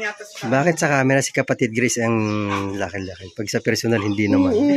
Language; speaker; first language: Filipino; native; Filipino